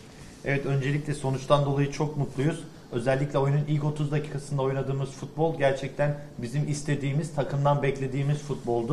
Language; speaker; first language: Turkish; native; Turkish